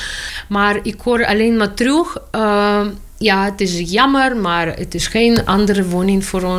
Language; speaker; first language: Dutch; non-native, learner; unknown